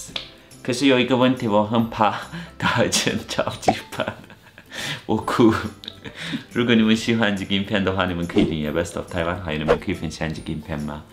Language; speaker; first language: Chinese; non-native, fluent; Turkish